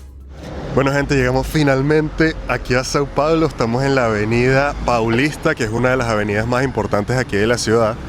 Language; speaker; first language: Spanish; native; Spanish